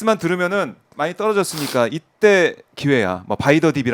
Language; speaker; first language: Korean; native; Korean